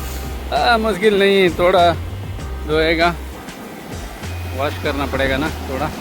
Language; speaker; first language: Hindi; non-native, local second language; Kannada